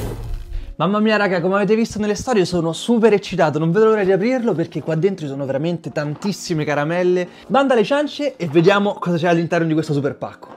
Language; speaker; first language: Italian; native; Italian